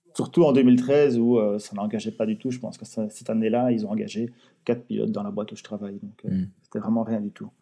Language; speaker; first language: French; native; French